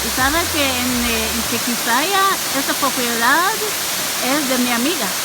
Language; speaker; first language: Spanish; non-native, fluent; Hebrew